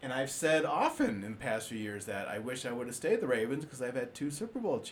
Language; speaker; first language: English; native; English